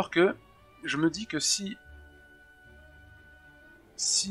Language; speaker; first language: French; native; French